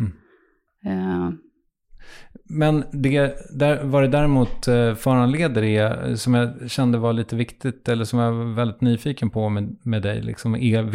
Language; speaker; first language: Swedish; native; Swedish